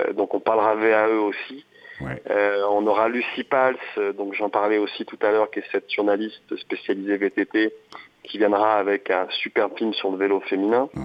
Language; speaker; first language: French; native; French